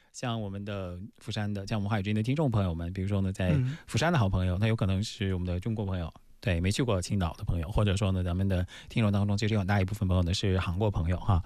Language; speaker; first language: Chinese; native; Chinese